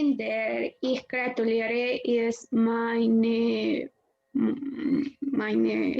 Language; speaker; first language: German; non-native, learner; Spanish